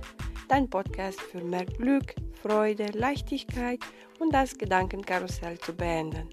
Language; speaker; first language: German; non-native, fluent; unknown